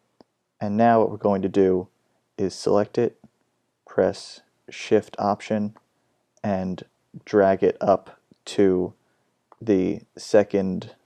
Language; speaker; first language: English; native; English